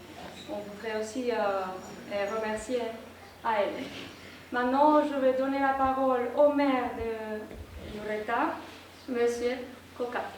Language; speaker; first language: French; non-native, fluent; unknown